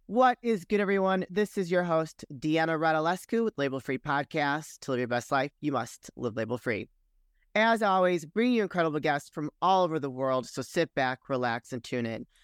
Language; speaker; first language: English; native; English